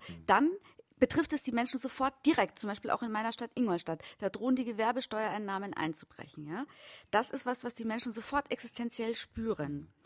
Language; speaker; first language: German; native; German